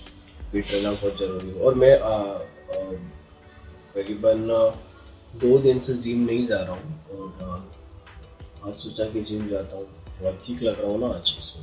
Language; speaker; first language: Hindi; native; Hindi